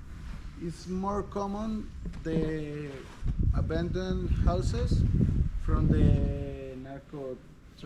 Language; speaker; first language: English; non-native, learner; Spanish